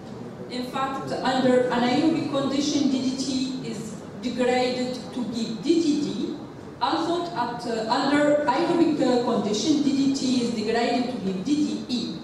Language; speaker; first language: English; non-native, local second language; Arabic